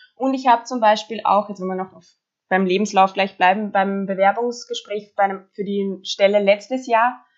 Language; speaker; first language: German; native; German